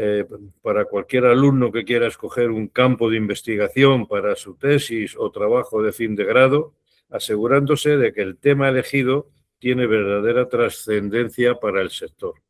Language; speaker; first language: Spanish; native; Spanish